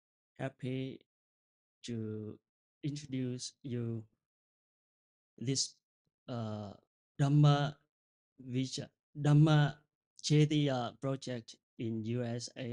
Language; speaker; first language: English; non-native, fluent; Vietnamese